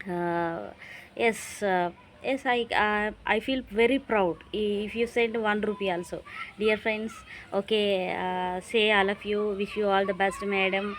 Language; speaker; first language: English; non-native, local second language; Telugu